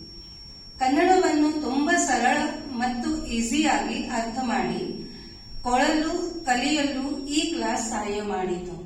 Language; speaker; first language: Kannada; non-native, learner; Hindi